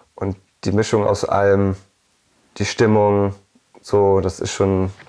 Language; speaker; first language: German; native; German